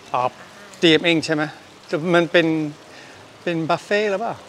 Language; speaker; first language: Thai; non-native, fluent; English